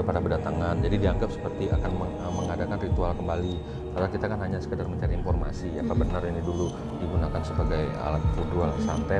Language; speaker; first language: Indonesian; native; Indonesian